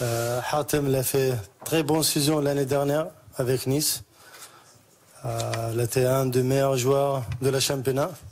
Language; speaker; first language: French; non-native, learner; Arabic